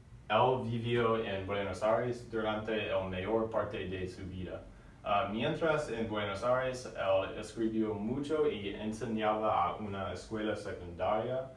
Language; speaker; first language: Spanish; non-native, learner; English